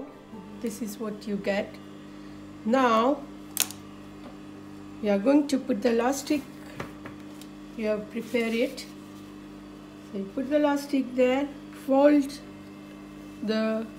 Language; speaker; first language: English; non-native, fluent; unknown